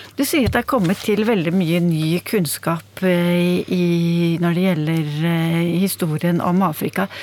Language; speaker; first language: Norwegian; native; Norwegian